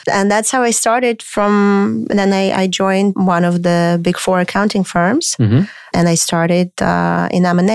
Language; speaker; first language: English; non-native, fluent; Romanian